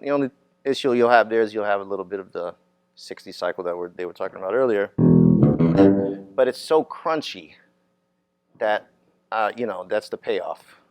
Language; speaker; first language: English; native; English